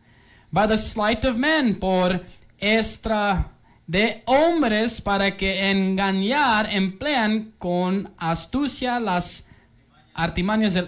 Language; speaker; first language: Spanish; early bilingual, heritage; English